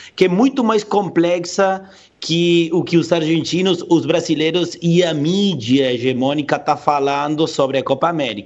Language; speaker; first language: Portuguese; non-native, fluent; Spanish